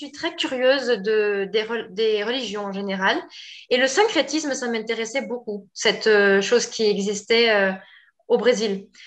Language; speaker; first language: French; native; French